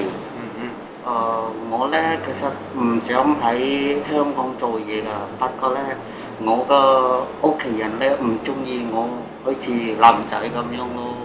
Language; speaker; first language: Cantonese; non-native, fluent; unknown